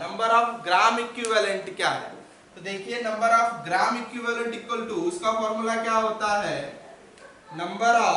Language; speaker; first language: Hindi; native; Hindi